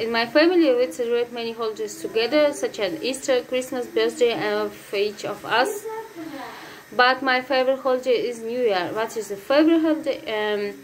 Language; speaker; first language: English; non-native, learner; Russian